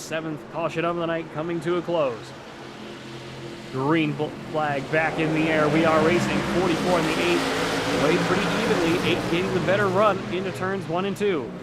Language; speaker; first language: English; native; English